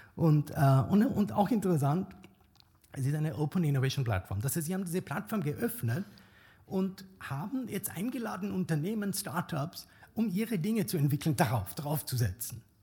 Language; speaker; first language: German; non-native, fluent; Bangla